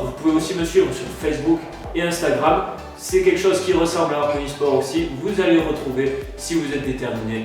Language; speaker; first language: French; native; French